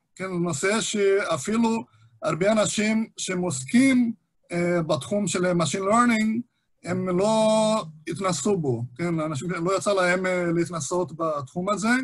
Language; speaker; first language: Hebrew; non-native, fluent; Portuguese